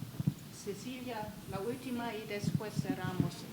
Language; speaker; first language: Spanish; non-native, learner; German